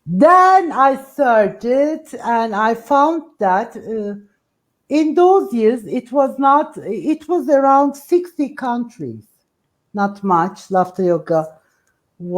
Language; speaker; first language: English; non-native, fluent; Turkish